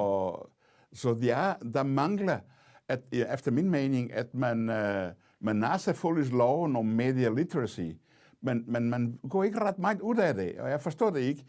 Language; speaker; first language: Danish; non-native, fluent; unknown